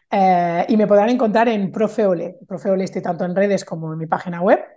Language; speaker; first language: Spanish; native; Spanish